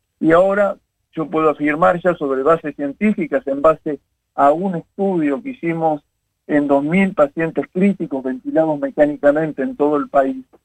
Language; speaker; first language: Spanish; native; Spanish